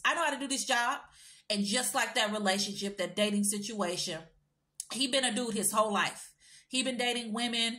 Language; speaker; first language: English; native; English